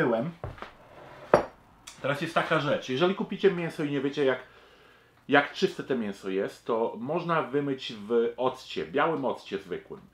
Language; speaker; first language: Polish; early bilingual, heritage; Polish